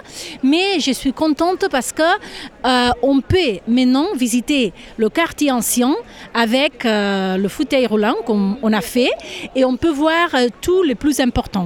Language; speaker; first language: French; non-native, fluent; Catalan